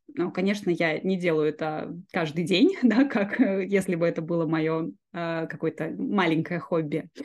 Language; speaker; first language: Russian; native; Russian